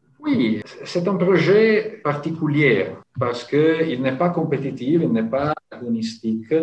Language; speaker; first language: French; non-native, fluent; Italian